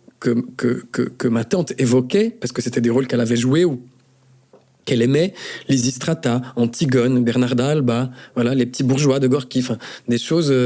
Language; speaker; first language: French; non-native, fluent; Portuguese